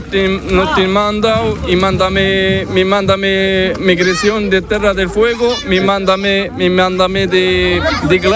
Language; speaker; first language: Spanish; non-native, learner; Arabic